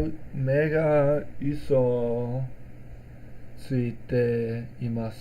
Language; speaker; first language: Japanese; non-native, learner; English